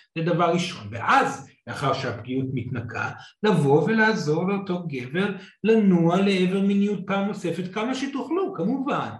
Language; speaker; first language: Hebrew; non-native, fluent; English